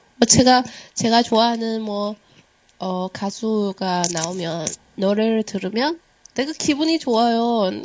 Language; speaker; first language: Korean; non-native, learner; Chinese